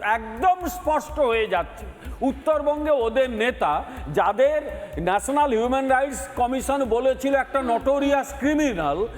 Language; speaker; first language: Bangla; native; Bangla